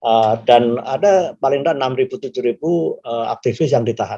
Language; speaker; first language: Indonesian; native; Indonesian